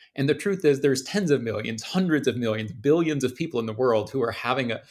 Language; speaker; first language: English; native; English